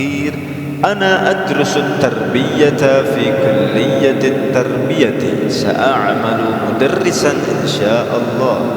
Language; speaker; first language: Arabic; non-native, fluent; Indonesian